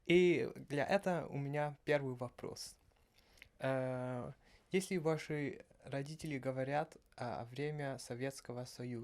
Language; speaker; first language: Russian; non-native, learner; Dutch